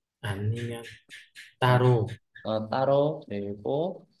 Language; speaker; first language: Korean; non-native, fluent; Vietnamese